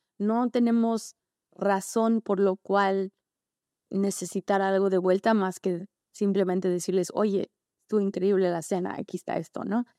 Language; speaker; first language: Spanish; early bilingual, heritage; Spanish